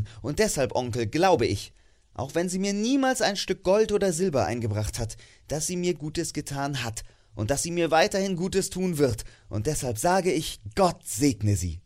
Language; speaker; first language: German; native; German